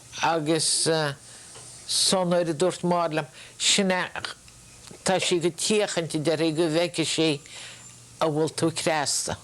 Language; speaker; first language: Irish; native; Irish